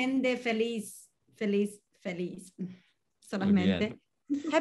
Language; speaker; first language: Spanish; non-native, learner; Chinese